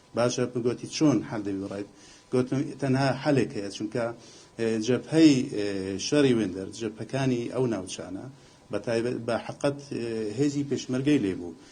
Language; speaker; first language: Central Kurdish; non-native, local second language; Assyrian Neo-Aramaic